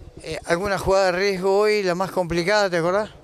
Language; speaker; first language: Spanish; native; Spanish